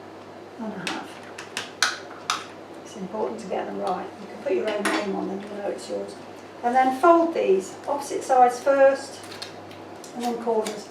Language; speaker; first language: English; native; English